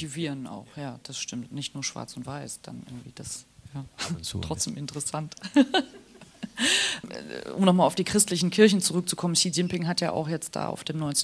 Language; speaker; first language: German; native; German